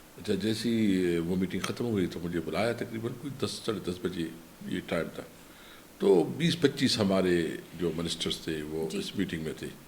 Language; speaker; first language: Urdu; non-native, local second language; Pashto